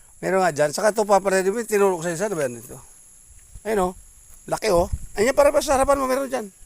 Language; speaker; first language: Filipino; non-native, local second language; Cebuano